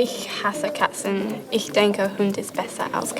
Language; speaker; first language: German; non-native, learner; English